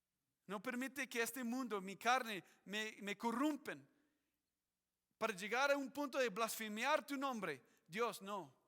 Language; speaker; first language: Spanish; non-native, fluent; English